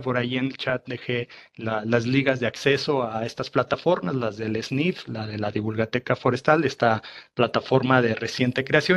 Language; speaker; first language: Spanish; native; Spanish